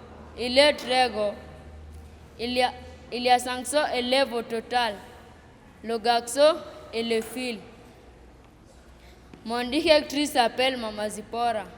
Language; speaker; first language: French; non-native, learner; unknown